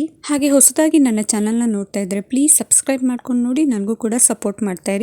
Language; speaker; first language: Kannada; native; Kannada